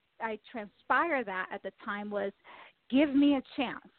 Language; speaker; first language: English; non-native, fluent; Portuguese